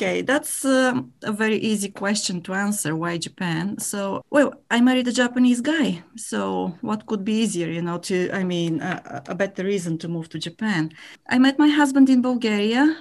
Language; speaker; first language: English; non-native, fluent; Bulgarian